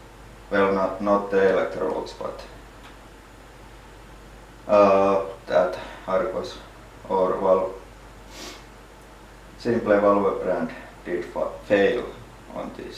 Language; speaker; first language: English; non-native, fluent; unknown